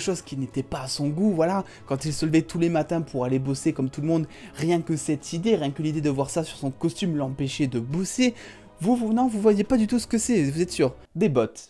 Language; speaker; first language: French; native; French